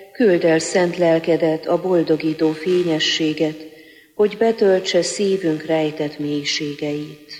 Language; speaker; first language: Hungarian; native; Hungarian